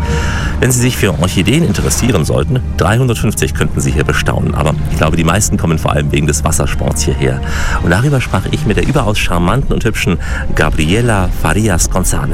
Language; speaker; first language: German; native; German